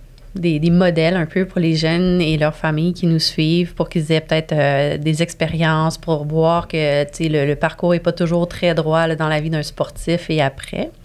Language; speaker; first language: French; native; French